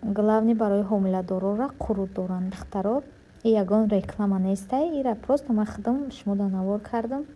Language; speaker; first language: Tajik; native; Tajik